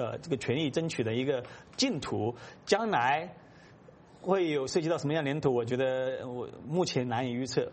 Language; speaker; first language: Chinese; native; Chinese